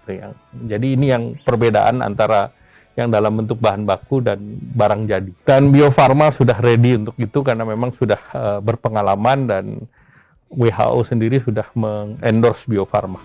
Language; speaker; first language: Indonesian; native; Indonesian